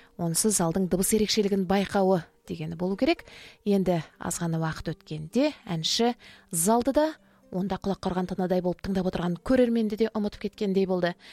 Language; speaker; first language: Kazakh; native; Kazakh